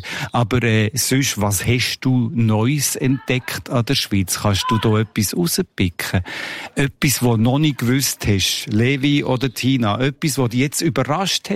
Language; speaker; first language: German; native; German